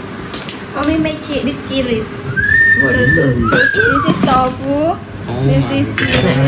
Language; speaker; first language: English; non-native, learner; Indonesian